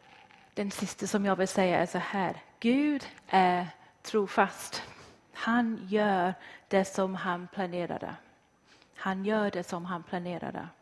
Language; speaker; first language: Swedish; non-native, fluent; English